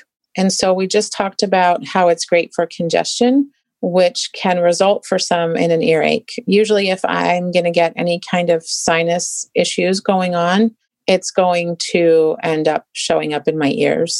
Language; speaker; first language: English; native; English